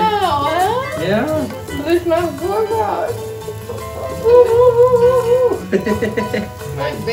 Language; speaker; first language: German; non-native, learner; Spanish